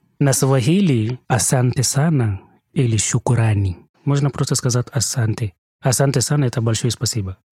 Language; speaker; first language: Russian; non-native, fluent; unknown